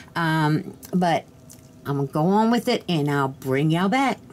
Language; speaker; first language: English; native; English